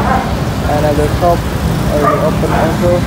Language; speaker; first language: English; non-native, learner; Indonesian